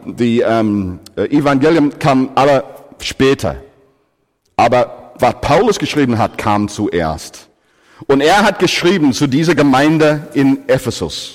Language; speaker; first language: German; non-native, fluent; English